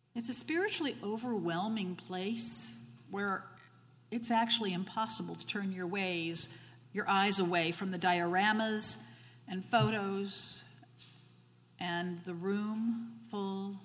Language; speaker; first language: English; native; English